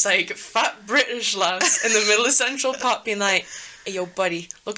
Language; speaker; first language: English; native; English